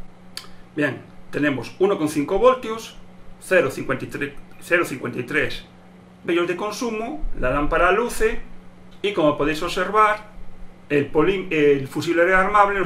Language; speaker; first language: Spanish; native; Spanish